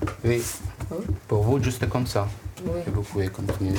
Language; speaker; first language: French; non-native, learner; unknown